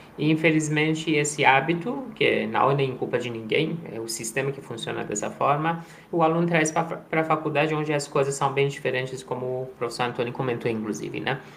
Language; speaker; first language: Portuguese; non-native, fluent; Persian